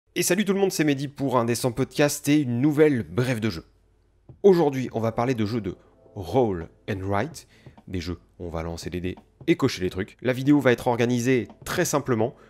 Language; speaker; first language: French; native; French